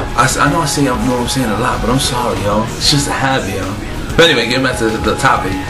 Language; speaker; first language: English; native; English